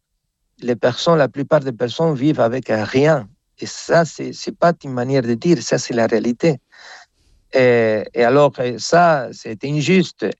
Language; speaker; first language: French; non-native, fluent; Spanish